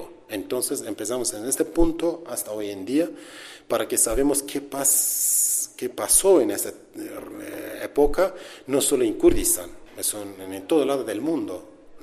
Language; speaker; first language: Spanish; non-native, learner; Kurdish